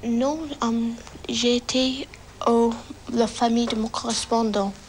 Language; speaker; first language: French; non-native, learner; English